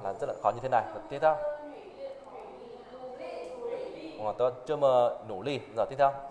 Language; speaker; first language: Chinese; non-native, fluent; Vietnamese